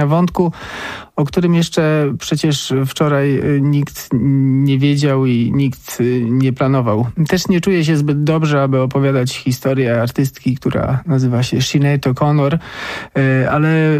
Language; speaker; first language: Polish; native; Polish